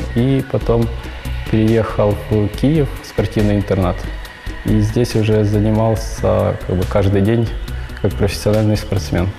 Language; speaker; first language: Russian; non-native, local second language; Ukrainian